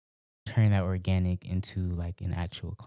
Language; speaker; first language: English; native; English